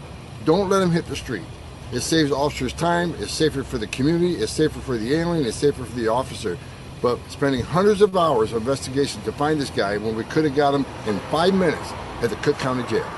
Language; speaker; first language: English; native; English